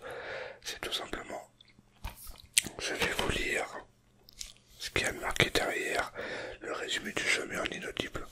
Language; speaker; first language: French; native; French